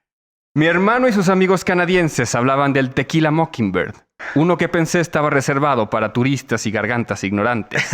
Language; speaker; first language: Spanish; native; Spanish